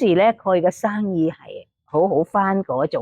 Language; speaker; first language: Cantonese; non-native, learner; Thai